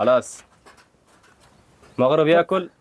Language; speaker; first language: Arabic; non-native, learner; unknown